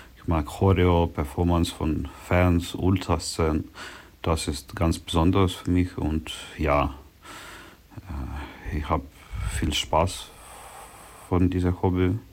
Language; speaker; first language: German; non-native, learner; Ukrainian